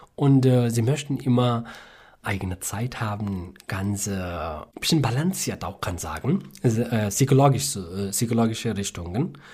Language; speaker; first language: German; non-native, learner; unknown